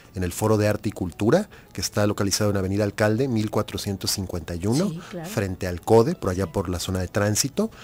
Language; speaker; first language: Spanish; native; Spanish